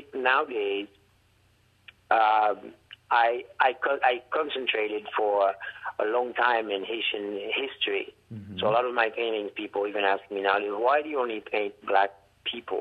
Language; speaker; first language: English; non-native, fluent; Haitian Creole